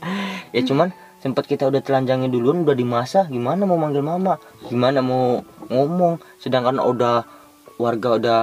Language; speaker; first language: Indonesian; native; Indonesian